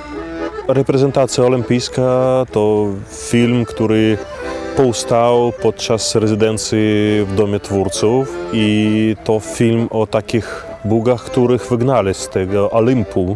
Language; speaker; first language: Polish; non-native, fluent; Belarusian